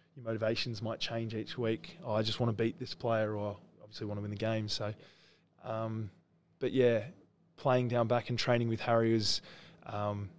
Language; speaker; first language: English; native; English